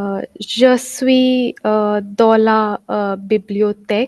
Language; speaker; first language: French; non-native, learner; Hindi